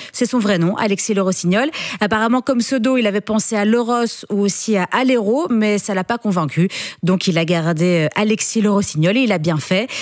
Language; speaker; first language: French; native; French